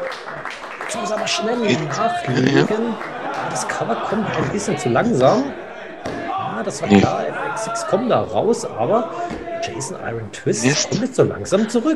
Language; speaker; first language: German; native; German